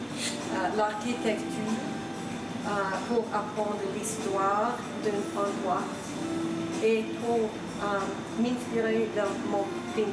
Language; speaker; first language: French; non-native, fluent; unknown